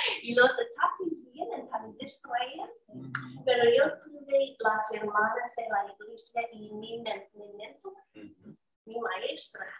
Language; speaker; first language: Spanish; non-native, learner; English